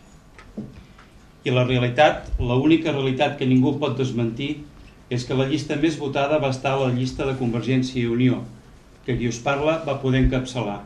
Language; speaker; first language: Catalan; native; Catalan